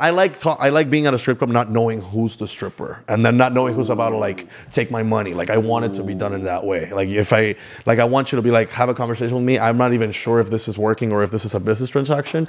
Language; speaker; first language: English; early bilingual, other home language; Spanish